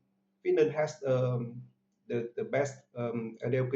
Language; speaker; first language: English; non-native, learner; Vietnamese